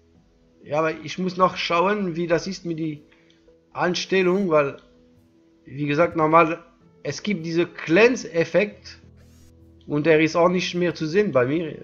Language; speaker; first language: German; non-native, learner; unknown